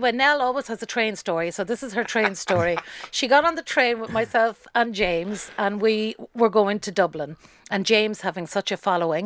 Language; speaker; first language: English; native; English